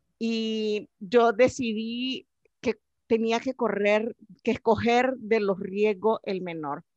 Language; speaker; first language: Spanish; native; Spanish